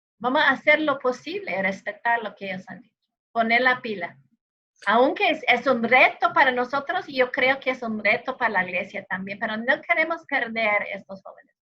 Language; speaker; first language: Spanish; non-native, fluent; English